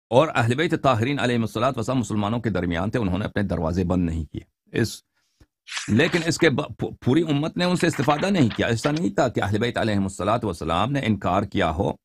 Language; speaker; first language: Urdu; non-native, fluent; Persian